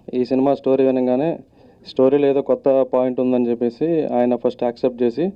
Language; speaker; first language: Telugu; native; Telugu